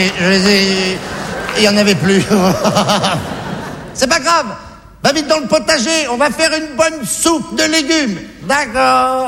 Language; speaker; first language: French; native; French